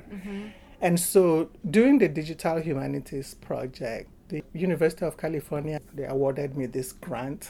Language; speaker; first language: English; non-native, local second language; Igbo